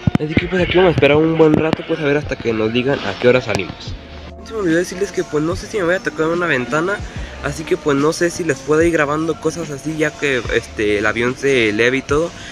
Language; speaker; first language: Spanish; early bilingual, heritage; Spanish